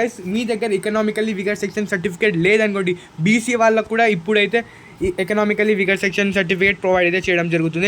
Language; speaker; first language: Telugu; non-native, local second language; Urdu